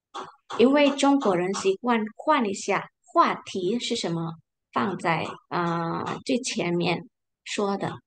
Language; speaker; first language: Chinese; non-native, fluent; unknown